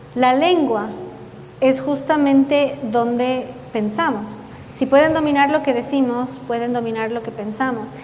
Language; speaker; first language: Spanish; early bilingual, heritage; Spanish